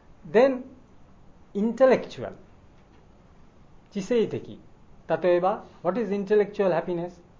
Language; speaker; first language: English; non-native, local second language; Bangla